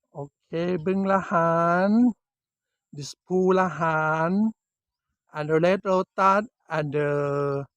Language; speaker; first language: English; non-native, learner; Thai